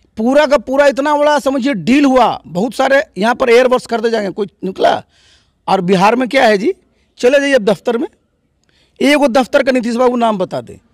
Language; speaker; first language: Hindi; native; Hindi